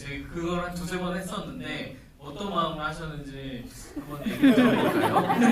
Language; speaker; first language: Korean; native; Korean